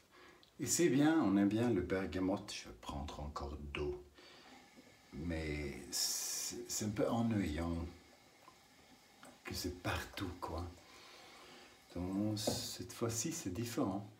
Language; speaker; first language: French; non-native, learner; English